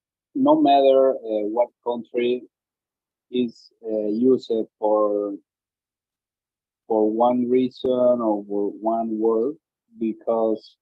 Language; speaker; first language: English; non-native, learner; Spanish